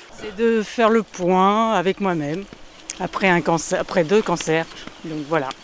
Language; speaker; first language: French; native; French